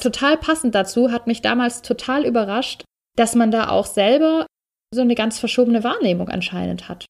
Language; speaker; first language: German; native; German